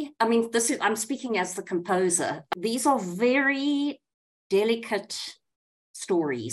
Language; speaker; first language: English; native; English